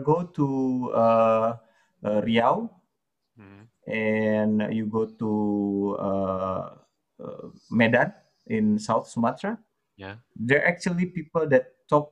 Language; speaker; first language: English; non-native, fluent; Indonesian